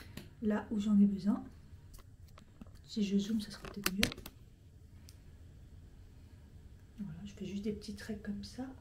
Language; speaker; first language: French; native; French